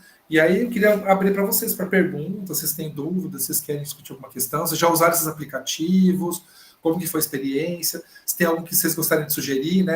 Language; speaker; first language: Portuguese; native; Portuguese